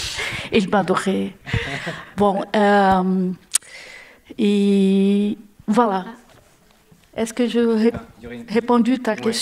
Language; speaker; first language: French; non-native, learner; Portuguese